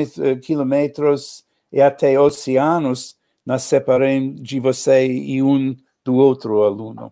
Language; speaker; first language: Portuguese; non-native, learner; English